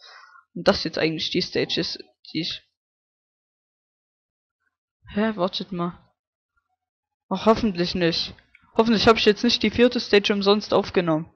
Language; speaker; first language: German; native; German